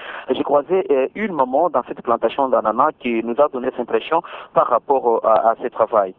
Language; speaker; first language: French; non-native, local second language; Luba-Lulua